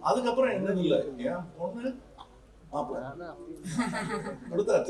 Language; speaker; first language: Tamil; native; Tamil